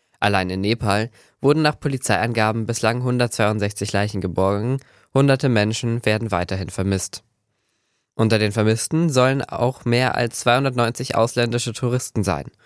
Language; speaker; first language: German; native; German